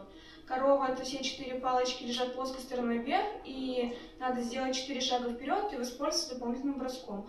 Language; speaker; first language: Russian; native; Russian